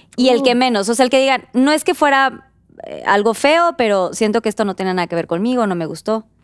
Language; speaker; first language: Spanish; native; Spanish